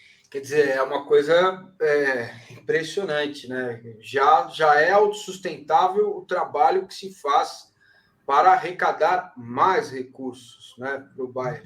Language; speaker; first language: Portuguese; native; Portuguese